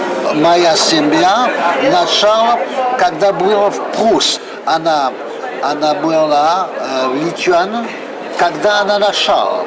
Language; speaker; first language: Russian; early bilingual, heritage; Russian